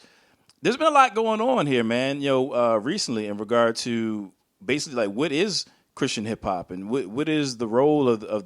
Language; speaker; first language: English; native; English